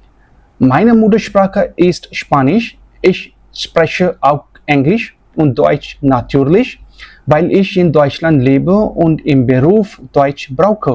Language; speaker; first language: German; non-native, fluent; Hindi